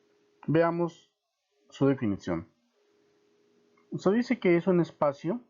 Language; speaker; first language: Spanish; native; Spanish